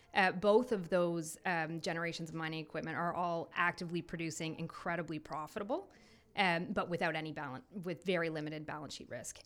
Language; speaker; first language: English; native; English